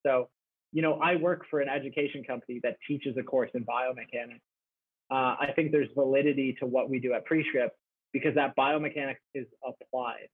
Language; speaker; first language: English; native; English